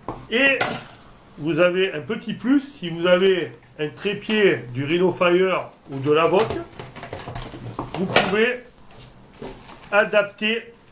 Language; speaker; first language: French; native; French